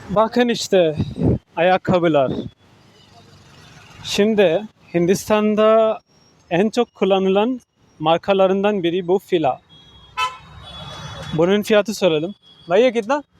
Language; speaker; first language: Turkish; non-native, fluent; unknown